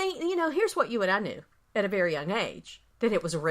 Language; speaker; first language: English; native; English